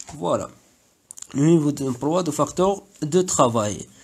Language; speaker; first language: French; non-native, local second language; Arabic